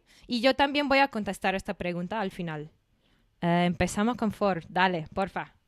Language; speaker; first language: Spanish; non-native, fluent; English